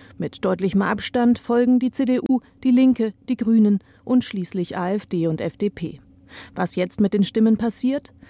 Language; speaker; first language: German; native; German